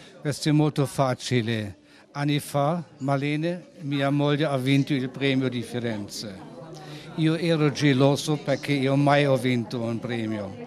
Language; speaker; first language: Italian; non-native, learner; German